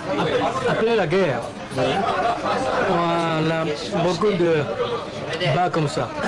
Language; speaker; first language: French; non-native, learner; Japanese